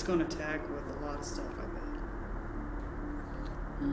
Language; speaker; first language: English; native; English